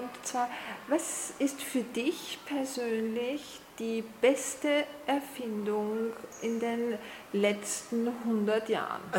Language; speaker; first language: German; non-native, fluent; French